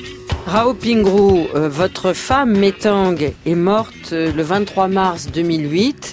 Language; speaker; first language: French; native; French